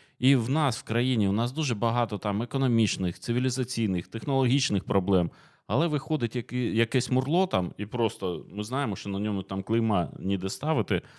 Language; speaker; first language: Ukrainian; native; Ukrainian